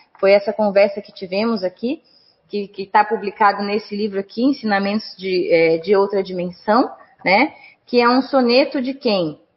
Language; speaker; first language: Portuguese; native; Portuguese